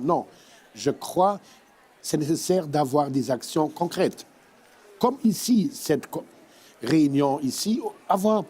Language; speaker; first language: French; non-native, fluent; German